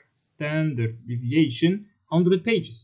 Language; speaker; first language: Arabic; native; Arabic